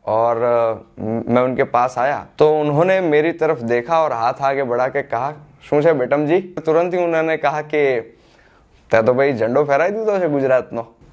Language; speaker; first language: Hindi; non-native, local second language; Gujarati